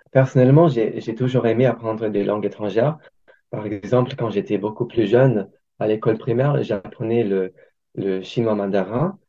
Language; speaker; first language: French; non-native, fluent; English